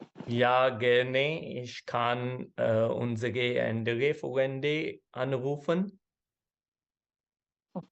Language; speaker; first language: German; non-native, learner; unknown